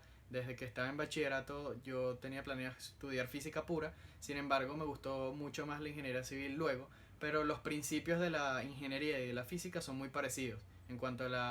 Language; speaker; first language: Spanish; native; Spanish